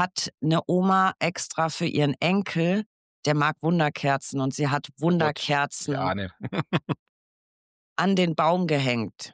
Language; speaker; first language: German; native; German